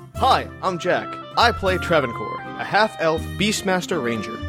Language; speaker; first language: English; early bilingual, other home language; Hindi